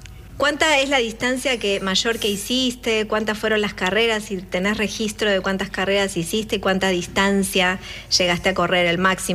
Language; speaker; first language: Spanish; native; Spanish